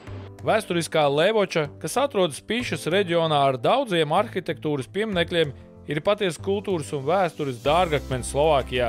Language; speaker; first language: Latvian; native; Latvian